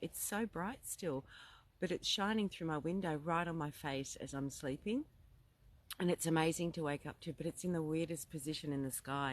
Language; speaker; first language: English; native; English